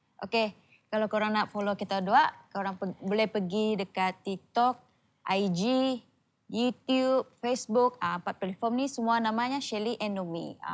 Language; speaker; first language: Malay; non-native, local second language; Iban